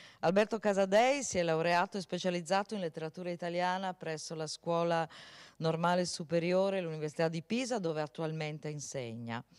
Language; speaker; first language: Italian; native; Italian